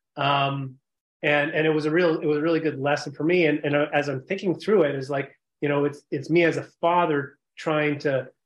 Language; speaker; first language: English; native; English